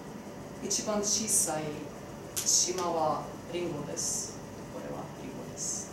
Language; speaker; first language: Japanese; non-native, learner; Croatian